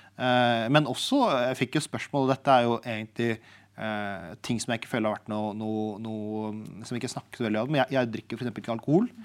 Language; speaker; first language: Norwegian; early bilingual, other home language; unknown